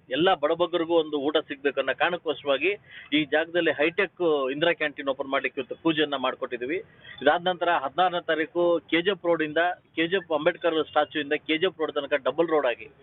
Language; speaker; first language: Kannada; native; Kannada